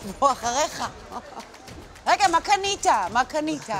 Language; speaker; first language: Hebrew; native; Hebrew